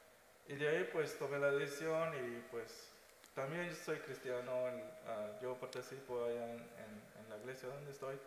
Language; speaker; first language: Spanish; non-native, local second language; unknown